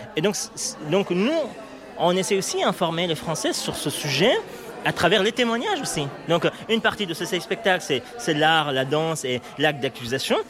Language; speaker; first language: French; non-native, fluent; Persian